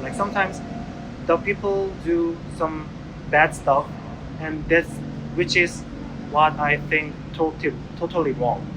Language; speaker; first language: English; non-native, learner; Korean